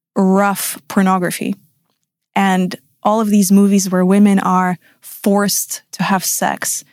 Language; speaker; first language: English; non-native, fluent; Russian